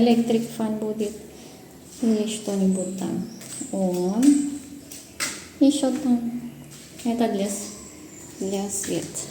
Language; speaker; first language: Russian; non-native, learner; Filipino